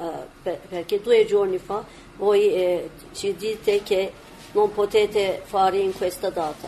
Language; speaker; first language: Italian; non-native, learner; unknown